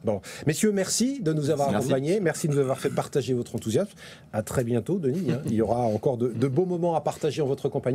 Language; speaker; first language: French; native; French